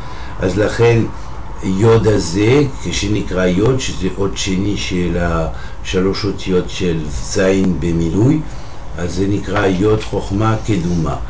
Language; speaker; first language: Hebrew; non-native, fluent; French